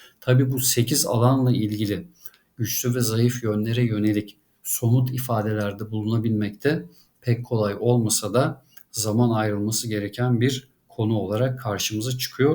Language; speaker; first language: Turkish; native; Turkish